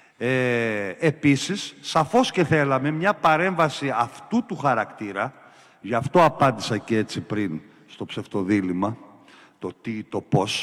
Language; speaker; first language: Greek; native; Greek